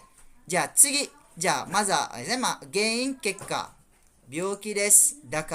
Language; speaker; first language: Japanese; non-native, fluent; Malay